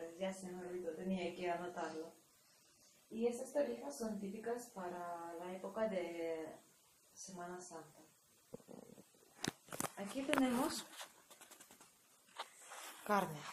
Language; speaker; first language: Spanish; non-native, learner; Russian